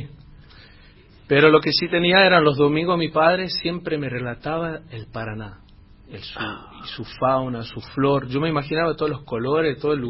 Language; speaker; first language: Spanish; non-native, fluent; Dutch